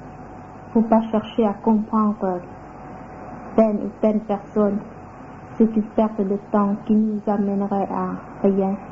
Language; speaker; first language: French; non-native, fluent; Vietnamese